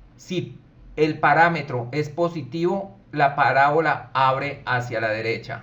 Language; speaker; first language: Spanish; native; Spanish